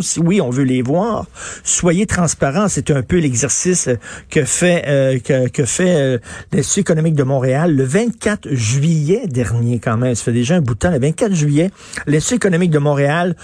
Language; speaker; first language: French; native; French